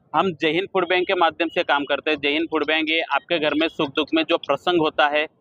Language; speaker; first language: Hindi; non-native, local second language; Marathi